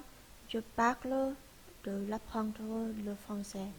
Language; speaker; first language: French; non-native, learner; Vietnamese